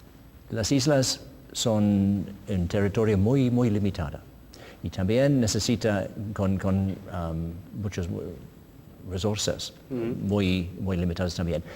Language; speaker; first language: Spanish; non-native, learner; English